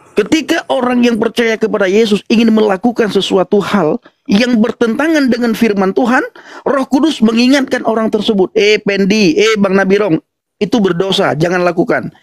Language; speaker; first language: Indonesian; non-native, local second language; Achinese